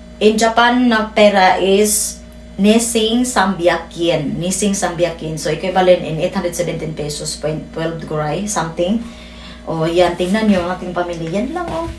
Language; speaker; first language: Filipino; non-native, local second language; Cebuano